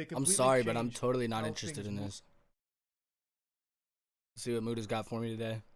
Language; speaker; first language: English; native; English